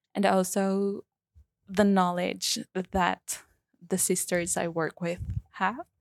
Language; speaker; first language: English; non-native, fluent; Spanish